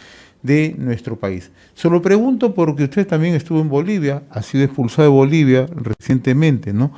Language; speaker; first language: Spanish; native; Spanish